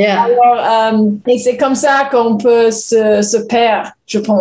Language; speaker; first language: French; non-native, learner; English